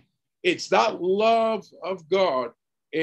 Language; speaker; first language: English; native; English